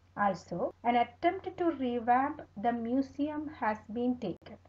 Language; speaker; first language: English; non-native, local second language; Malayalam